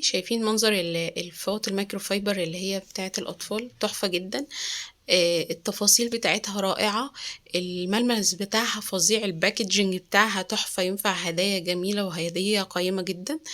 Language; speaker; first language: Arabic; native; Arabic